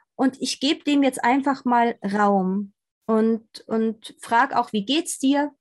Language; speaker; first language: German; native; German